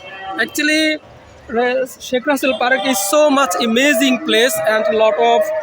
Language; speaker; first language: English; non-native, learner; Bangla